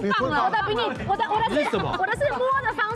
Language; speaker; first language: Chinese; native; Chinese